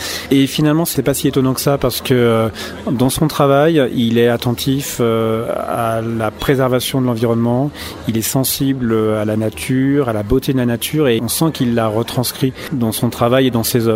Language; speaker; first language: French; native; French